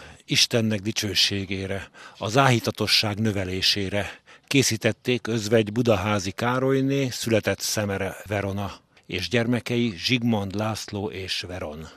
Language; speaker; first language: Hungarian; native; Hungarian